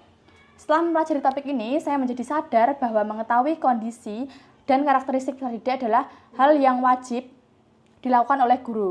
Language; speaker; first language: Indonesian; native; Indonesian